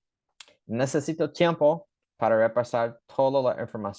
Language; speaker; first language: Spanish; early bilingual, heritage; English